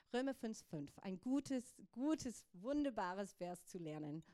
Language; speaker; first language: German; non-native, fluent; English